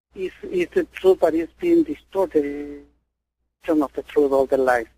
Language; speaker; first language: English; non-native, fluent; Spanish